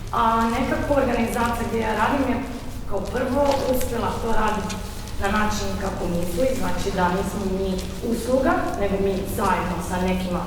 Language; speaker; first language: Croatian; non-native, fluent; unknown